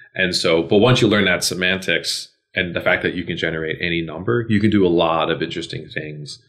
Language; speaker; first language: English; native; English